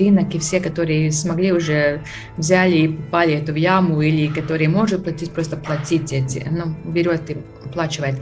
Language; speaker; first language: Russian; non-native, fluent; Latvian